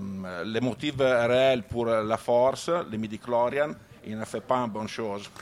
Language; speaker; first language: French; non-native, learner; Italian